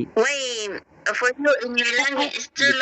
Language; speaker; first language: English; non-native, local second language; Filipino